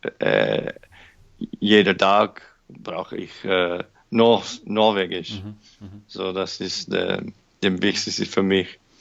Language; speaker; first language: German; non-native, learner; English